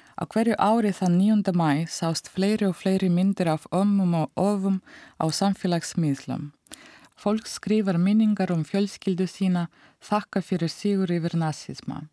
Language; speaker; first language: Icelandic; non-native, fluent; Russian